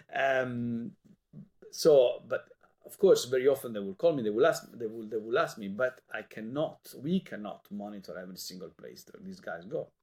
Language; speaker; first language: English; non-native, fluent; Italian